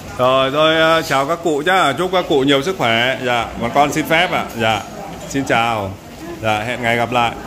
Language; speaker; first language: Vietnamese; native; Vietnamese